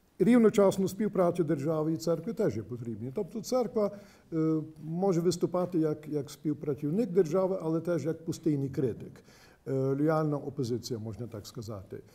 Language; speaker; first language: Ukrainian; early bilingual, heritage; Ukrainian